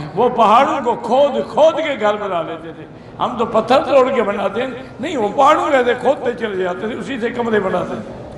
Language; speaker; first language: Urdu; native; Urdu